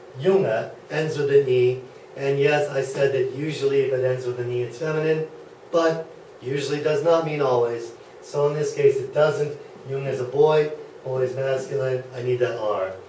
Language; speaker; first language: English; native; English